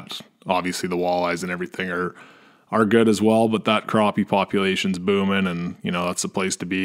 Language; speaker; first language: English; native; English